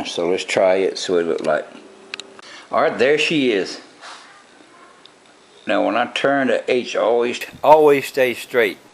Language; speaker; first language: English; native; English